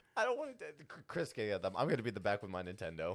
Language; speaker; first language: English; early bilingual, other home language; Hindi